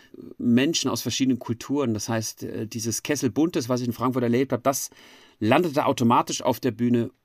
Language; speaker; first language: German; native; German